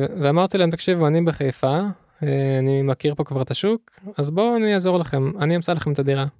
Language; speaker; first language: Hebrew; early bilingual, other home language; Russian